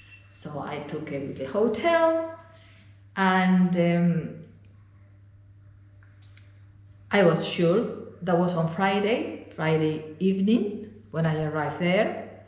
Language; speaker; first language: English; non-native, fluent; Spanish